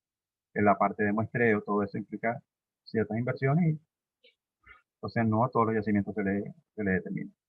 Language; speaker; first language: Spanish; native; Spanish